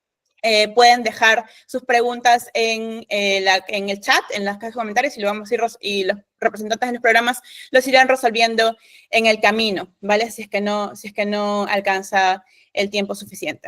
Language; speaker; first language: Spanish; native; Spanish